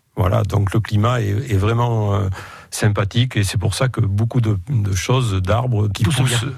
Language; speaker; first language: French; native; French